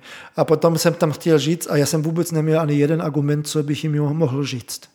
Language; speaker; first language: Czech; non-native, fluent; German